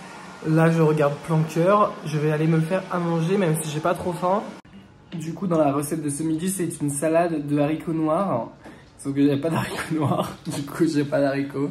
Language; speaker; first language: French; native; French